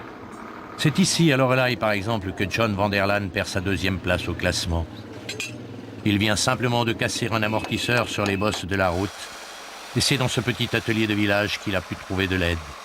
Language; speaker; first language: French; native; French